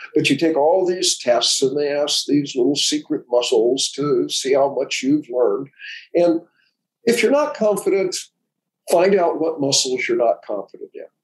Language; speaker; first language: English; native; English